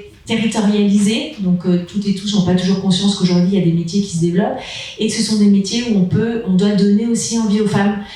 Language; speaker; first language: French; native; French